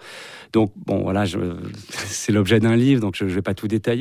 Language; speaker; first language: French; native; French